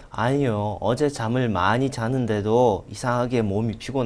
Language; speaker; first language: Korean; non-native, fluent; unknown